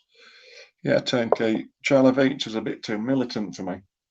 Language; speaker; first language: English; native; English